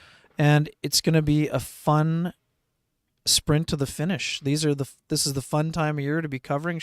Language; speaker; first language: English; native; English